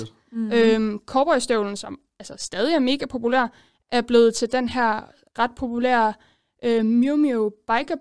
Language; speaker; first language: Danish; native; Danish